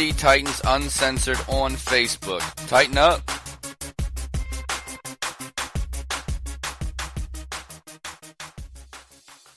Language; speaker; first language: English; native; English